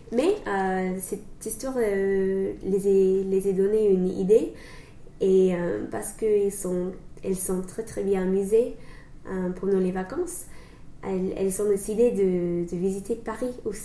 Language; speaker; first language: French; non-native, learner; English